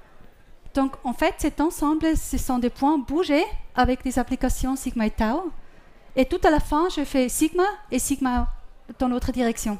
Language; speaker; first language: French; non-native, fluent; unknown